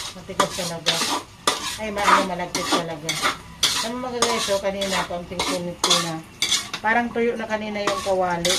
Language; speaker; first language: Filipino; non-native, local second language; Waray